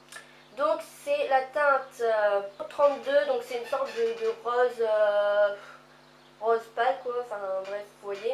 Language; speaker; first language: French; native; French